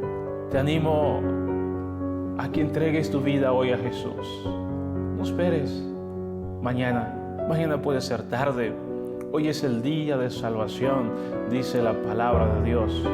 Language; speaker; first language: Spanish; native; Spanish